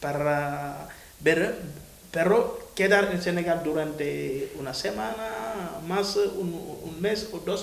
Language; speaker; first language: Spanish; non-native, fluent; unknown